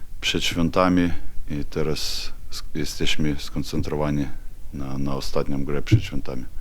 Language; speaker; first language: Polish; non-native, learner; Ukrainian